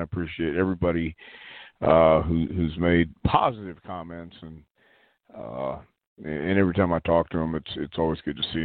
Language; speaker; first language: English; native; English